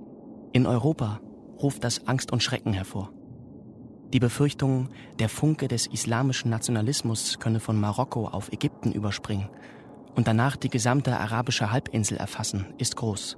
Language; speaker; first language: German; native; German